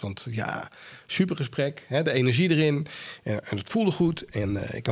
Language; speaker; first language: Dutch; native; Dutch